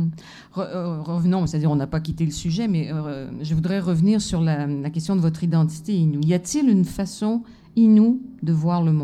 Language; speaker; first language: French; native; French